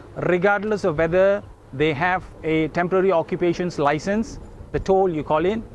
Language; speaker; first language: English; non-native, local second language; Tamil